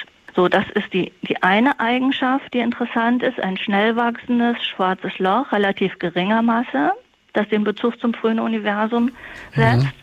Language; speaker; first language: German; native; German